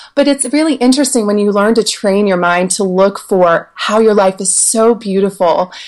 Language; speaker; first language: English; native; English